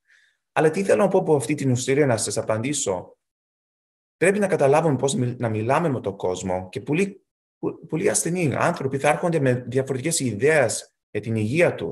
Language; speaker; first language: Greek; early bilingual, heritage; Greek